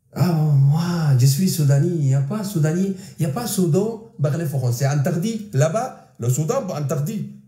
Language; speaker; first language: French; non-native, learner; Arabic